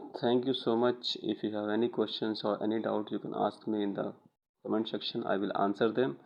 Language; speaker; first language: English; non-native, local second language; Hindi